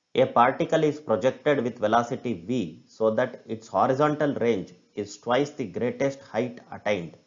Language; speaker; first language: English; non-native, local second language; Kannada